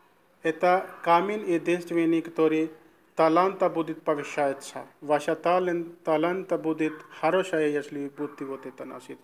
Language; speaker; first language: Russian; non-native, learner; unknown